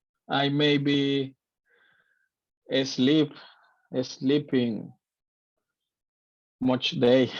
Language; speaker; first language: English; non-native, learner; Spanish